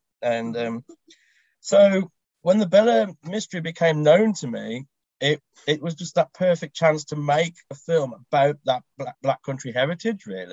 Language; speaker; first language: English; native; English